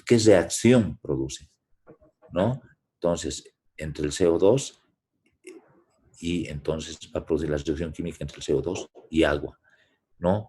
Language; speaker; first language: Spanish; native; Spanish